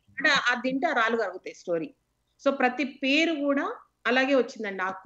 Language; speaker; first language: Telugu; native; Telugu